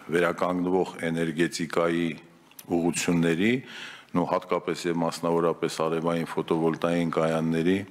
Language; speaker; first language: Armenian; native; Armenian